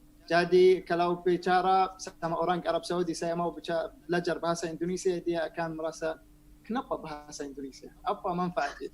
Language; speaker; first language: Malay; non-native, learner; Arabic